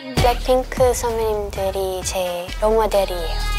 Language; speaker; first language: Korean; non-native, learner; Thai